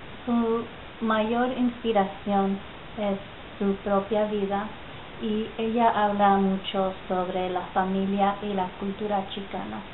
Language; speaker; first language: Spanish; early bilingual, heritage; Spanish